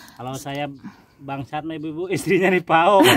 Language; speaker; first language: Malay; non-native, local second language; Sundanese